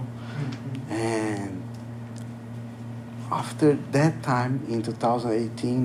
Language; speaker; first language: English; non-native, learner; Portuguese